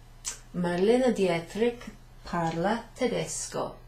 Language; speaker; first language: Italian; non-native, fluent; English